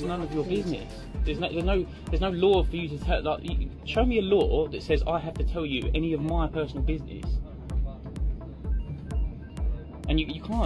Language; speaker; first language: English; native; English